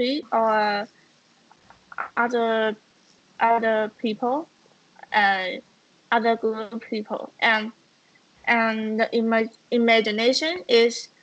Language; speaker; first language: English; non-native, learner; Chinese